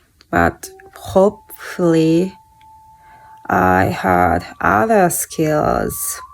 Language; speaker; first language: English; non-native, fluent; Japanese